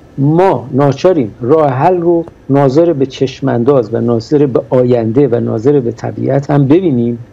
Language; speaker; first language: Persian; native; Persian